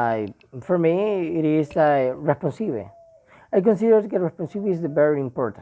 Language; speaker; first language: English; non-native, learner; Spanish